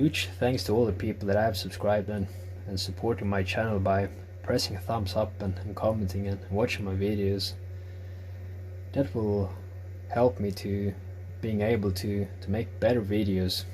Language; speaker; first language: English; non-native, fluent; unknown